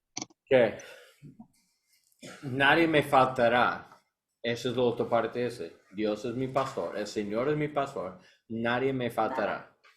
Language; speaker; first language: Spanish; non-native, learner; English